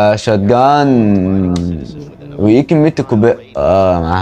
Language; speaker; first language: Arabic; native; Arabic